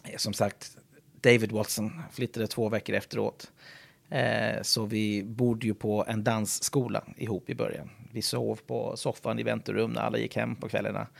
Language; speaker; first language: Swedish; non-native, fluent; English